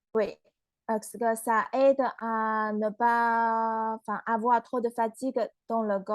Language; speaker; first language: French; non-native, fluent; Chinese